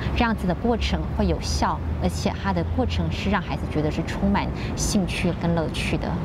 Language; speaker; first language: Chinese; native; Chinese